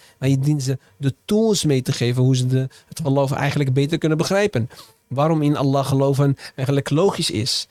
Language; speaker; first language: Dutch; early bilingual, other home language; Arabic